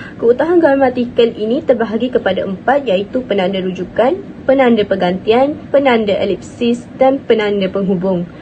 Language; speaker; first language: Malay; native; Malay